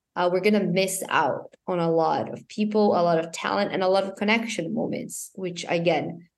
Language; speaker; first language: English; non-native, fluent; Portuguese